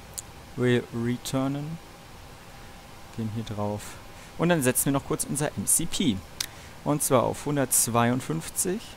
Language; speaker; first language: German; native; German